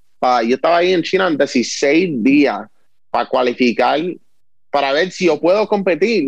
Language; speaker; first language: Spanish; early bilingual, heritage; Spanish